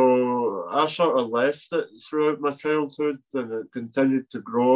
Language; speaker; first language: English; native; English